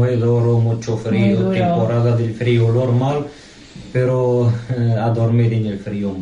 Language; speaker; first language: Spanish; non-native, learner; Arabic